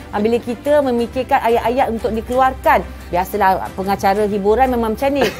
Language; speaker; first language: Malay; native; Malay